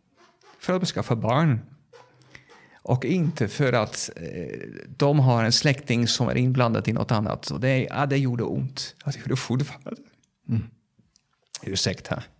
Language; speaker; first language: Swedish; non-native, fluent; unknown